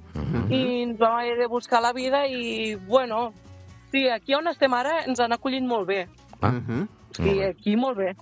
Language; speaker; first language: Catalan; native; Catalan